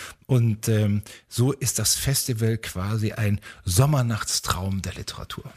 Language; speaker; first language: German; native; German